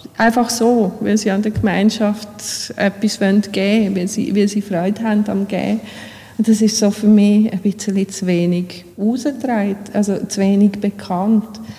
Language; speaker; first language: German; early bilingual, other home language; Bosnian